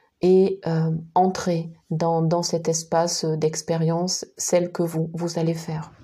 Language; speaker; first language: French; native; French